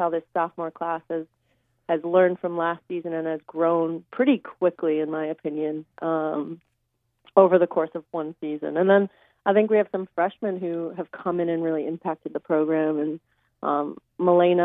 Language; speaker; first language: English; native; English